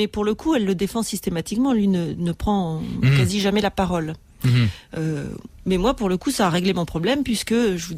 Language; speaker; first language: French; native; French